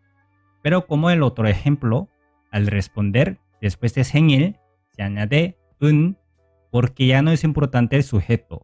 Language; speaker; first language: Spanish; non-native, fluent; Korean